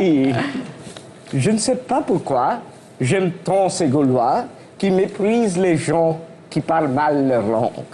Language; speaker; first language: French; non-native, fluent; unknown